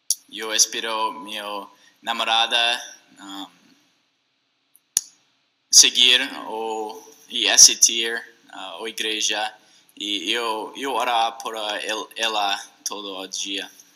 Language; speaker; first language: Portuguese; non-native, learner; English